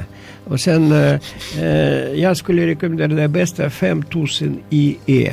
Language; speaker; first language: Swedish; non-native, learner; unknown